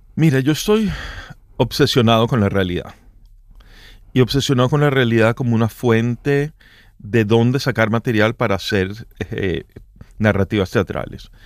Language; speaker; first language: Spanish; native; Spanish